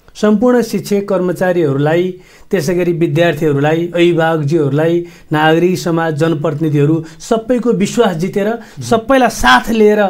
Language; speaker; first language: Nepali; native; Nepali